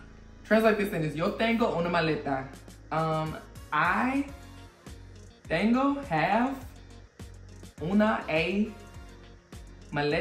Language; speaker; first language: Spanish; non-native, learner; English